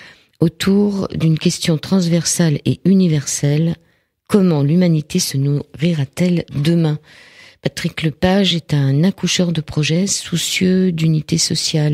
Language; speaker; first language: French; native; French